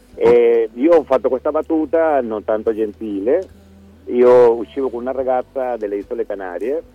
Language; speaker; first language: Italian; non-native, fluent; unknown